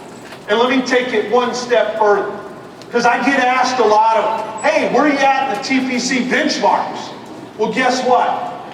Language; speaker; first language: English; native; English